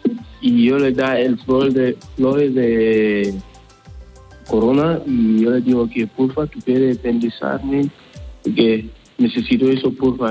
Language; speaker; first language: Spanish; non-native, learner; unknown